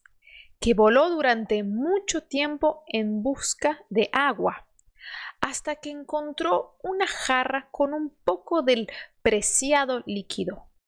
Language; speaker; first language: Spanish; non-native, fluent; Portuguese